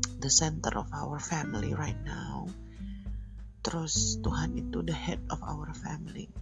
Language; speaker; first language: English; non-native, fluent; Indonesian